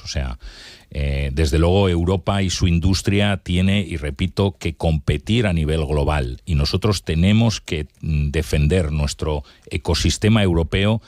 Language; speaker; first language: Spanish; native; Spanish